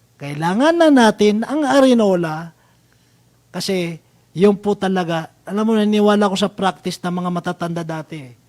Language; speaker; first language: Filipino; non-native, local second language; Maranao